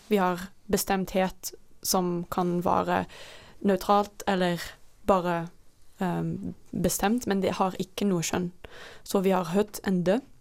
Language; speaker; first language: Norwegian; non-native, fluent; Dutch